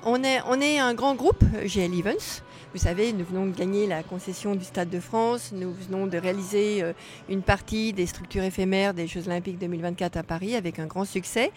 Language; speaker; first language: French; native; French